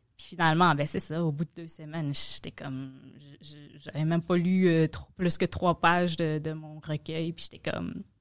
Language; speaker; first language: French; native; French